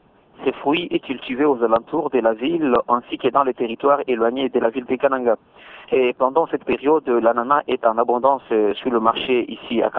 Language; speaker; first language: French; non-native, local second language; Luba-Lulua